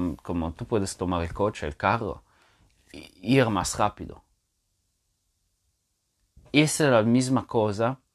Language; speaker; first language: Spanish; non-native, fluent; Portuguese